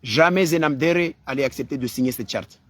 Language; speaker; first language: French; non-native, local second language; Comorian